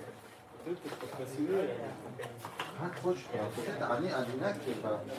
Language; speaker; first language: Russian; non-native, learner; Tajik